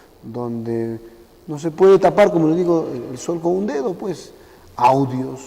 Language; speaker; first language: Spanish; native; Spanish